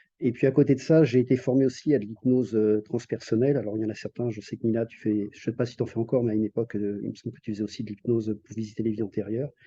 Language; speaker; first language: French; native; French